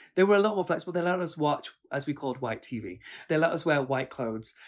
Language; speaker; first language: English; early bilingual, other home language; Urdu